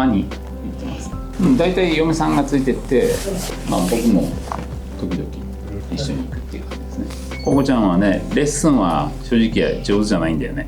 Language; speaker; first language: Japanese; native; Japanese